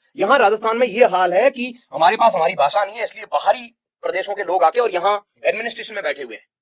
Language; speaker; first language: Hindi; non-native, local second language; Rajasthani